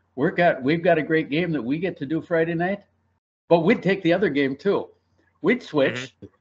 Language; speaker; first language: English; native; English